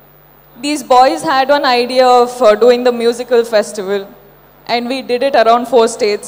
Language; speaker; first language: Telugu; non-native, local second language; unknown